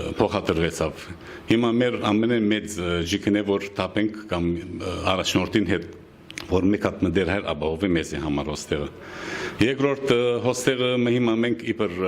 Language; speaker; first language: Armenian; native; Armenian